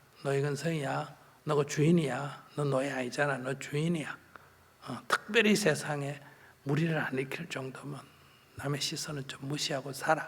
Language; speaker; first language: Korean; native; Korean